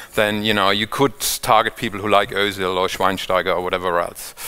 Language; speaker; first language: English; non-native, fluent; German